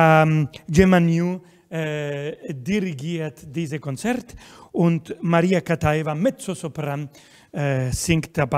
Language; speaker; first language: German; non-native, fluent; Spanish